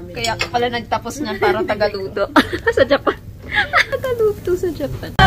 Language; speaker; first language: Filipino; native; Filipino